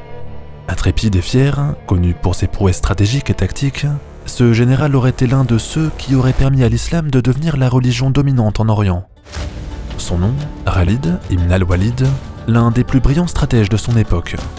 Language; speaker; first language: French; native; French